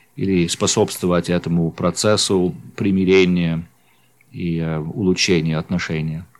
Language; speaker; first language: Russian; non-native, fluent; English